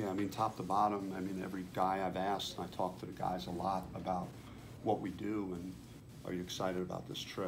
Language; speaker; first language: English; native; English